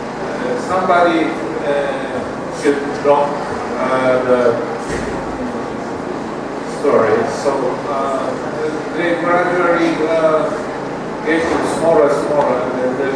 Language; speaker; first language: English; non-native, learner; Japanese